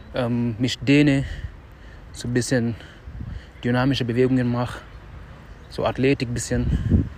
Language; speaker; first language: German; non-native, fluent; Wolof